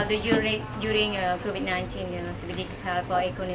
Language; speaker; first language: English; non-native, learner; Khmer